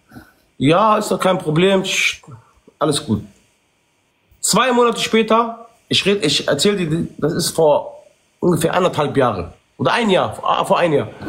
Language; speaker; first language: German; early bilingual, other home language; Arabic